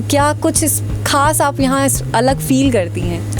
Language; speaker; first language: Hindi; native; Hindi